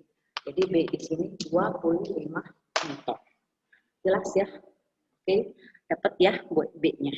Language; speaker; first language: Indonesian; native; Indonesian